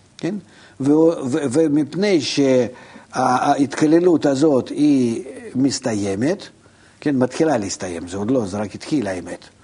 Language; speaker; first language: Hebrew; non-native, fluent; Russian